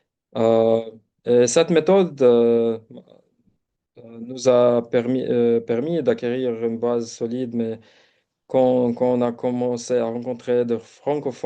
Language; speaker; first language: French; non-native, local second language; Arabic